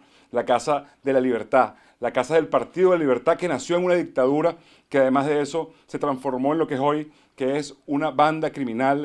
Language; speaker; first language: Spanish; native; Spanish